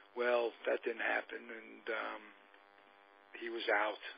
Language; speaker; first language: English; native; English